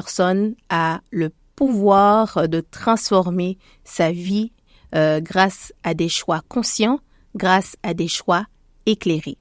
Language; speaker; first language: French; native; French